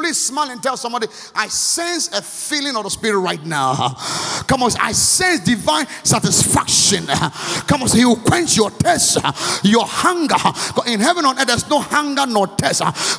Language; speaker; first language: English; non-native, local second language; Akan